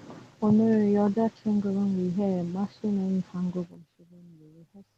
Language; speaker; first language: Korean; non-native, learner; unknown